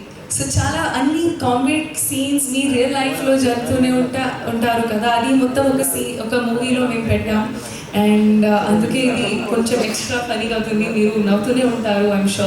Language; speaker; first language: Telugu; non-native, local second language; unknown